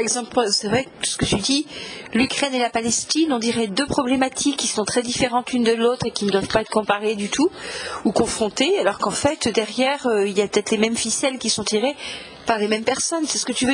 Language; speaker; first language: French; native; French